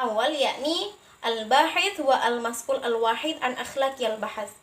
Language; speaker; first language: Arabic; non-native, learner; Indonesian